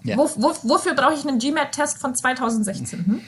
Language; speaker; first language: German; native; German